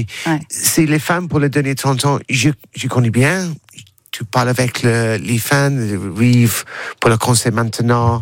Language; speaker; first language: French; non-native, learner; English